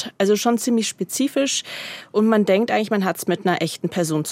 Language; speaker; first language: German; native; German